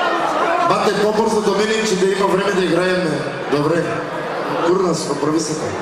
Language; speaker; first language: Bulgarian; non-native, local second language; Turkish